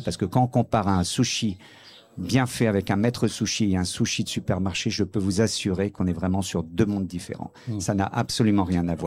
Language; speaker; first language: French; native; French